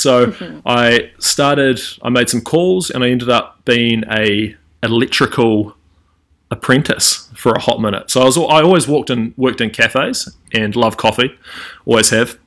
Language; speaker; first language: English; native; English